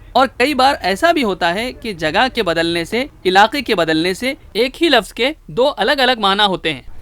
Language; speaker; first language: Urdu; native; Urdu